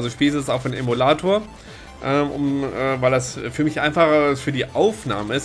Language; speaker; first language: German; native; German